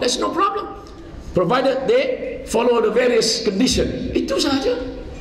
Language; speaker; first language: English; non-native, local second language; Malay